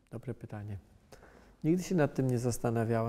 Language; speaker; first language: Polish; native; Polish